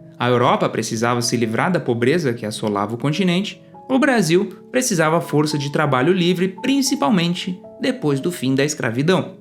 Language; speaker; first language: Portuguese; native; Portuguese